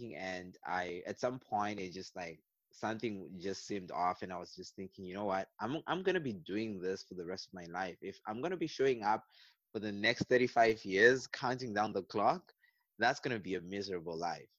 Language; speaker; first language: English; non-native, local second language; Shona